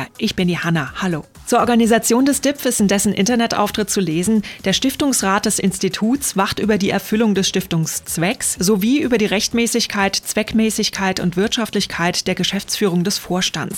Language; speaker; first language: German; native; German